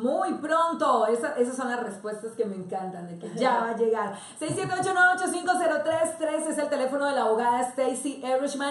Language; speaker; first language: Spanish; native; Spanish